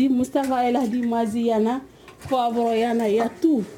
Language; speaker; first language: French; non-native, learner; Soninke